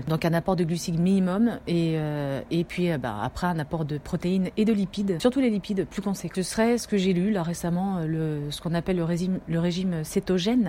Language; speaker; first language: French; native; French